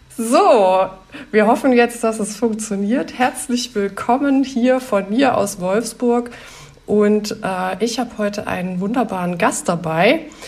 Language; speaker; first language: German; native; German